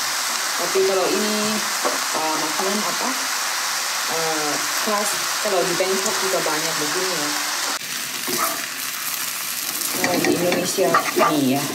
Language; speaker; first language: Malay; non-native, fluent; Thai